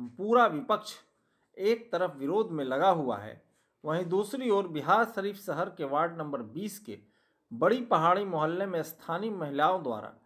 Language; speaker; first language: Hindi; native; Hindi